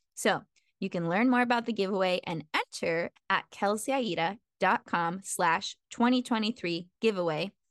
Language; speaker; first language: English; native; English